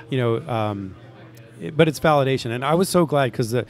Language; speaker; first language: English; native; English